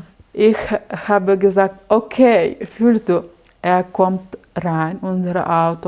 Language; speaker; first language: German; non-native, learner; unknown